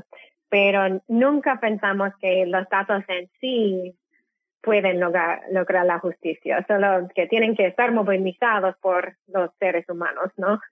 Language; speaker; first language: Spanish; non-native, fluent; English